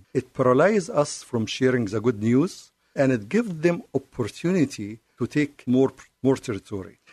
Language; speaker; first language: English; non-native, fluent; Arabic